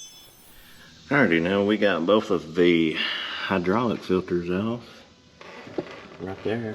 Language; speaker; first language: English; native; English